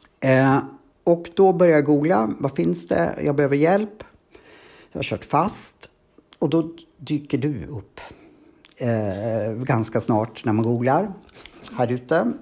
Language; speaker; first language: Swedish; native; Swedish